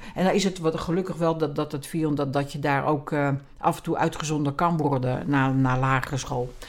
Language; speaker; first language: Dutch; native; Dutch